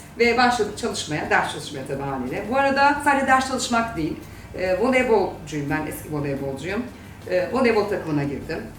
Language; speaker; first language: Turkish; early bilingual, heritage; Turkish